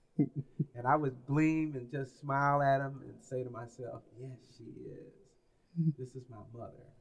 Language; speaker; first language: English; native; English